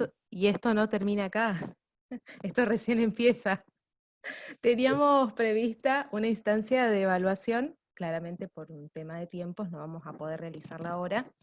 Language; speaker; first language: Spanish; native; Spanish